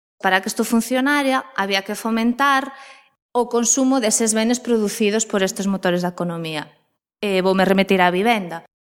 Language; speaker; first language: Galician; non-native, local second language; Spanish